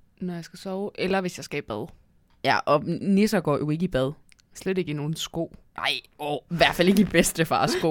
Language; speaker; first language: Danish; native; Danish